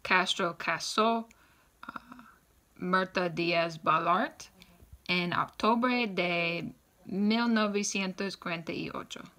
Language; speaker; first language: Spanish; non-native, learner; English